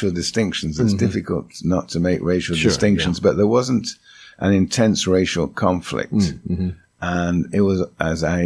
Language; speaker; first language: English; native; English